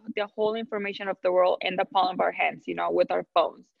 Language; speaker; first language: English; non-native, fluent; Spanish